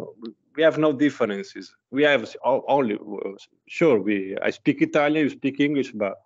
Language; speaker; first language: English; non-native, learner; Italian